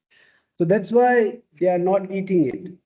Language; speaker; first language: English; non-native, fluent; Tibetan